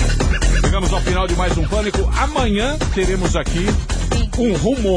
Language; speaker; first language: Portuguese; native; Portuguese